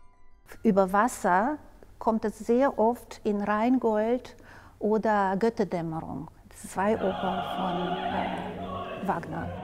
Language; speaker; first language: German; non-native, fluent; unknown